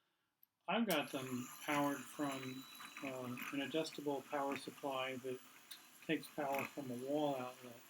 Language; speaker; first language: English; native; English